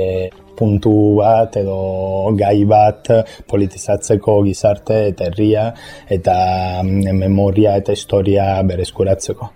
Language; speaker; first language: Basque; non-native, fluent; Italian